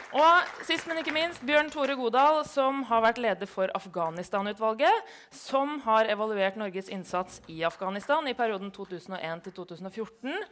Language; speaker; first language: Norwegian; native; Norwegian